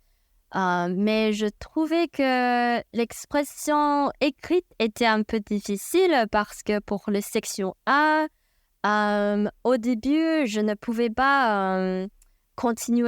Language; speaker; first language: French; non-native, fluent; Chinese